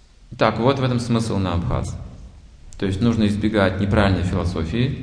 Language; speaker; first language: Russian; native; Russian